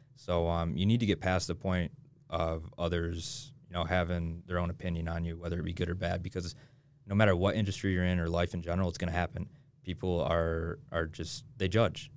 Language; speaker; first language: English; native; English